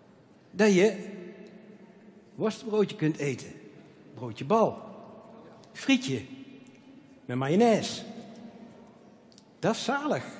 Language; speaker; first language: Dutch; native; Dutch